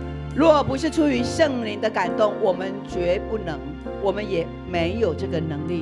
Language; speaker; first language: Chinese; native; Chinese